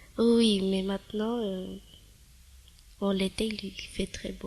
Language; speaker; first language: French; early bilingual, other home language; Armenian